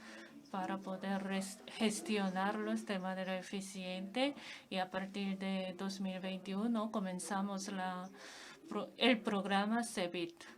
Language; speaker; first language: Spanish; non-native, fluent; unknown